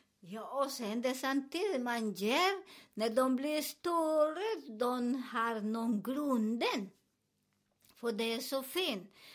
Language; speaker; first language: Swedish; non-native, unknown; Spanish